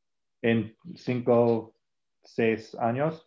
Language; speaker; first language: Spanish; non-native, learner; English